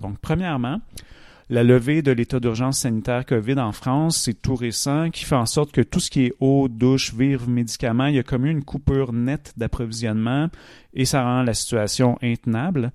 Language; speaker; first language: French; native; French